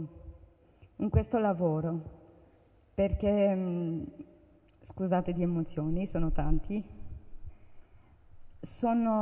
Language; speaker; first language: Italian; non-native, learner; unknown